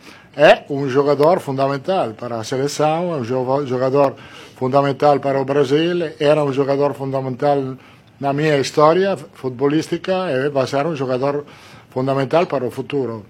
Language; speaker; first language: Portuguese; non-native, learner; Italian